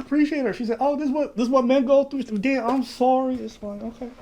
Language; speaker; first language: English; native; English